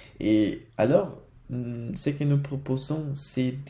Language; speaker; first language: French; non-native, learner; Spanish